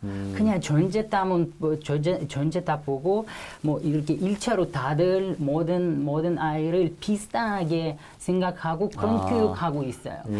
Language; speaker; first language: Korean; non-native, learner; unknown